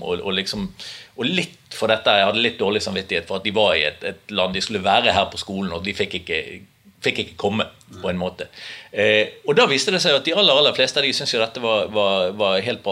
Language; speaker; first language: Norwegian; native; Norwegian